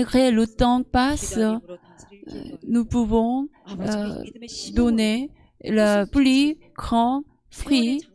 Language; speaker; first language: French; non-native, learner; Korean